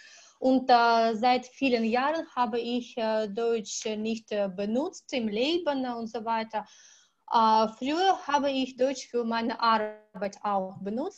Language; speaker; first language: German; non-native, learner; Russian